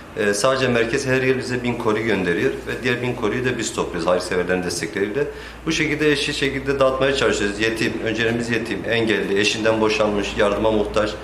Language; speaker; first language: Turkish; native; Turkish